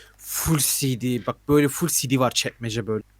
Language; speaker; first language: Turkish; native; Turkish